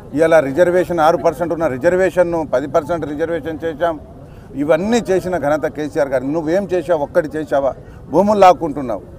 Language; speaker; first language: Telugu; non-native, local second language; Lambadi